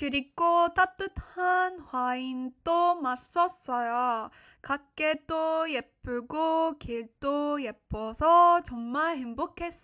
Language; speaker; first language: Korean; non-native, learner; English